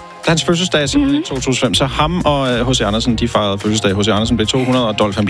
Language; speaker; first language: Danish; native; Danish